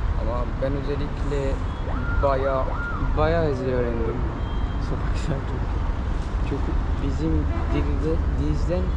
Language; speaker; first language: Turkish; non-native, learner; English